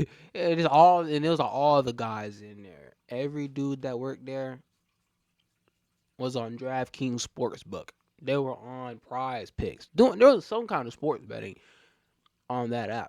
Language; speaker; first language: English; native; English